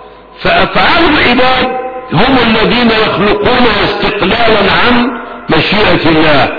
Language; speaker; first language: Arabic; native; Arabic